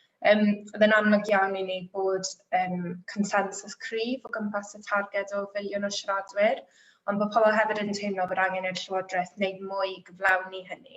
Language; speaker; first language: Welsh; native; Welsh